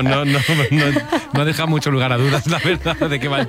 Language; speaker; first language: Spanish; native; Spanish